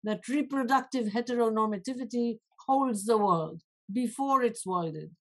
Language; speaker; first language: English; non-native, local second language; Bangla